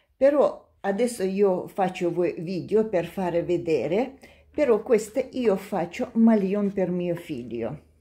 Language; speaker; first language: Italian; non-native, learner; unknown